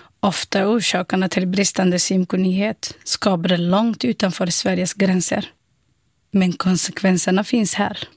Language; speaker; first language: Swedish; non-native, fluent; Somali